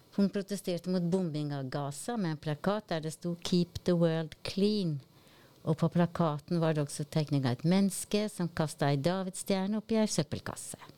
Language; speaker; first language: Norwegian; native; Norwegian